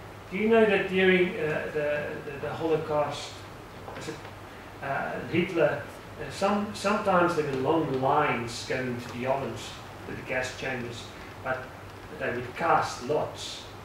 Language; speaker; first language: English; non-native, local second language; Afrikaans